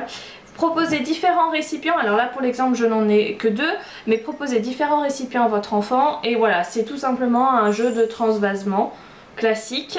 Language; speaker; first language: French; native; French